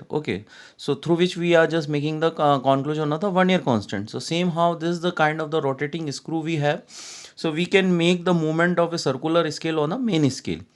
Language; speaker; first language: English; non-native, local second language; Hindi